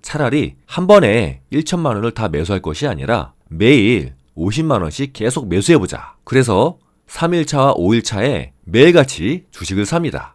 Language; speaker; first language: Korean; native; Korean